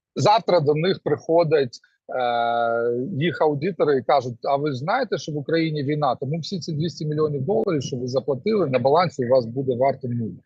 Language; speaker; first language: Ukrainian; non-native, local second language; Russian